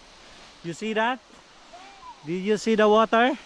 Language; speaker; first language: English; non-native, local second language; Cebuano